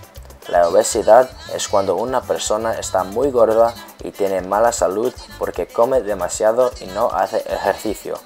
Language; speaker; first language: Spanish; non-native, learner; English